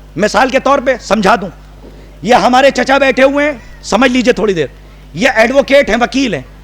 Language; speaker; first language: Urdu; native; Urdu